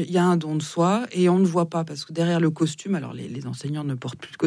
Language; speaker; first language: French; native; French